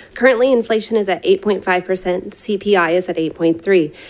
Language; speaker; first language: English; native; English